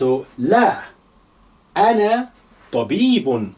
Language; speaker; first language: Arabic; non-native, fluent; English